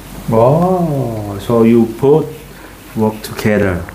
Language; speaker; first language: English; non-native, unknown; Indonesian